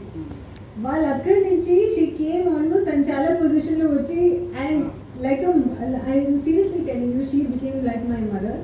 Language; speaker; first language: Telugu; non-native, learner; Hindi